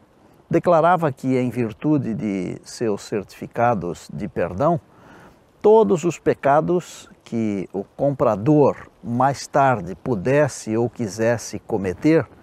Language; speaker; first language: Portuguese; native; Portuguese